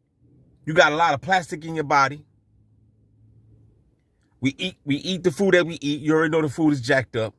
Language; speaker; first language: English; native; English